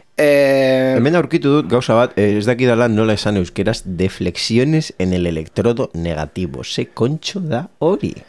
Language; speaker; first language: Basque; non-native, local second language; Spanish